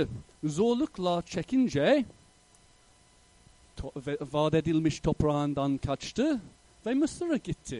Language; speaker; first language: Turkish; non-native, fluent; English